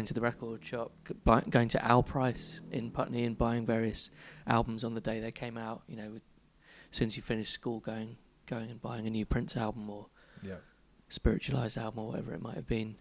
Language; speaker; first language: English; native; English